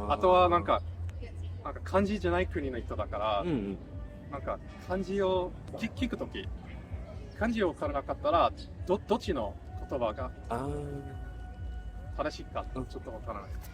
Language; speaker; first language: Japanese; non-native, learner; English